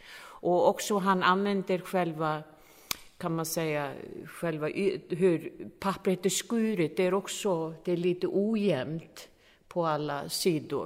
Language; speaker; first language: Swedish; non-native, fluent; Icelandic